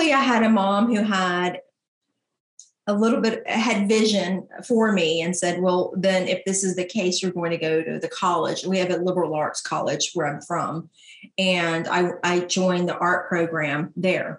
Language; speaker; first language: English; native; English